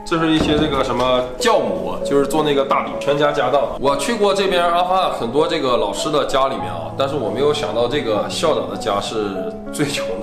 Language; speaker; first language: Chinese; native; Chinese